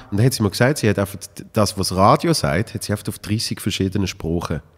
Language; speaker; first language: German; native; German